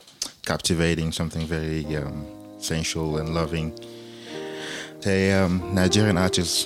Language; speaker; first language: English; non-native, local second language; French